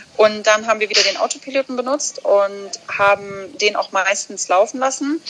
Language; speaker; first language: German; early bilingual, other home language; Russian